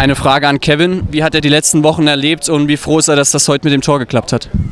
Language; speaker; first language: German; native; German